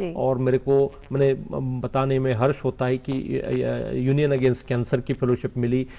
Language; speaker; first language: Hindi; non-native, local second language; Marathi